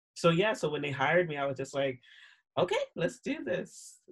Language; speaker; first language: English; native; English